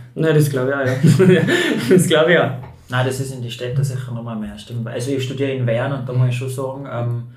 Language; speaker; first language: German; native; German